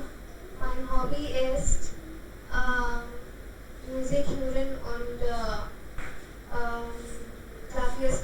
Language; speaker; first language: German; non-native, learner; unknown